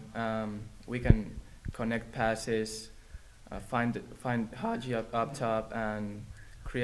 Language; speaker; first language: English; non-native, fluent; Finnish